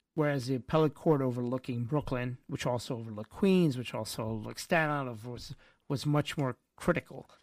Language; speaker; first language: English; early bilingual, other home language; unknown